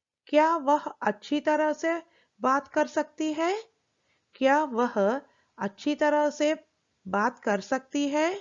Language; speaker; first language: Hindi; non-native, local second language; Telugu